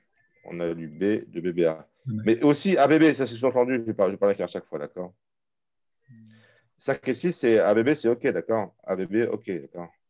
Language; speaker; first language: French; native; French